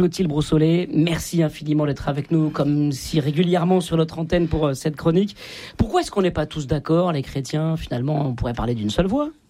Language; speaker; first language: French; native; French